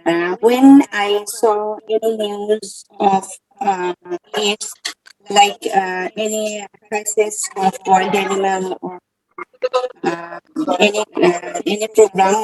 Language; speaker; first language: English; non-native, learner; Bangla